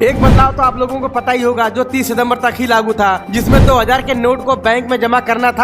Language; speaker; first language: Hindi; native; Hindi